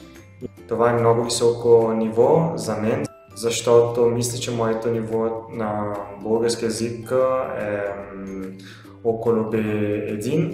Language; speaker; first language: Bulgarian; non-native, learner; Italian